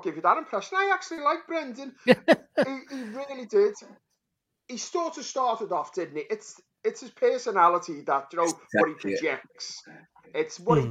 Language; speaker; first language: English; native; English